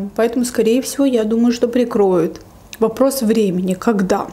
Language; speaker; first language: Russian; native; Russian